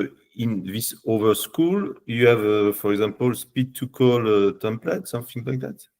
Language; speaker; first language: English; non-native, learner; French